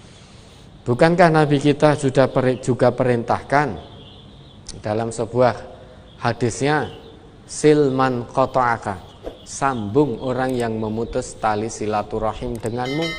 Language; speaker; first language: Indonesian; non-native, local second language; Javanese